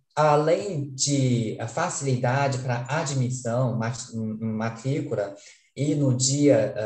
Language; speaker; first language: Portuguese; non-native, fluent; Chinese